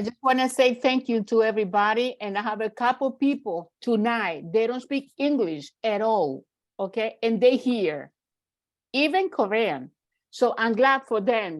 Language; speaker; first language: English; non-native, fluent; Spanish